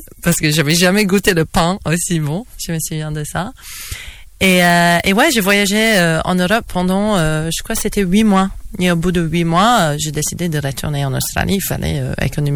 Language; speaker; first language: French; non-native, fluent; English